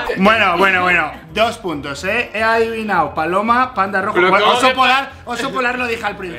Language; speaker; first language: Spanish; native; Spanish